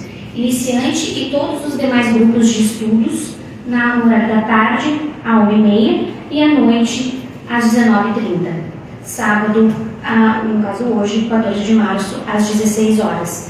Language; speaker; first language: Portuguese; native; Portuguese